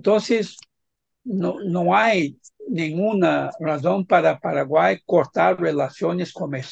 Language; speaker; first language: Spanish; non-native, fluent; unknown